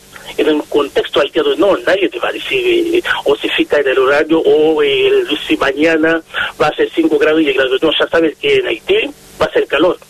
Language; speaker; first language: Spanish; non-native, fluent; Haitian Creole